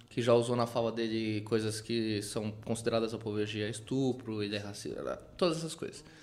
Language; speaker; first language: Portuguese; native; Portuguese